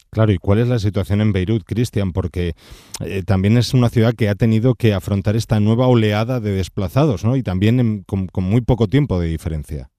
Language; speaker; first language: Spanish; native; Spanish